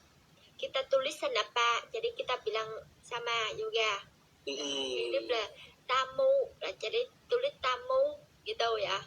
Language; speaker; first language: Indonesian; non-native, learner; Vietnamese